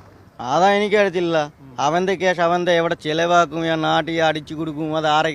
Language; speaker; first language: Malayalam; non-native, learner; Assamese